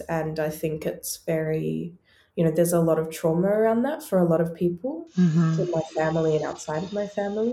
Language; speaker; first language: English; native; English